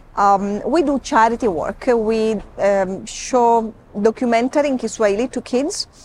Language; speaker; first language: English; non-native, fluent; Italian